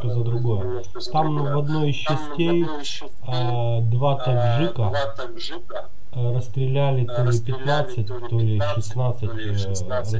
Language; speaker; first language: Russian; native; Russian